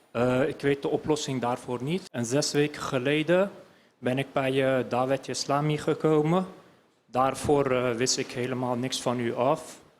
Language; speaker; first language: Dutch; early bilingual, other home language; Turkish